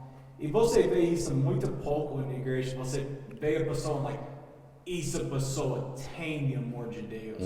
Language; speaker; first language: Portuguese; non-native, learner; English